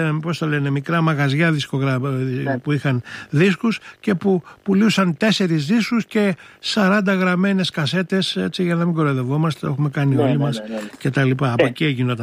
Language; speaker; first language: Greek; native; Greek